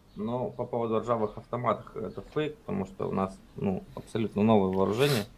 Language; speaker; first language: Russian; native; Russian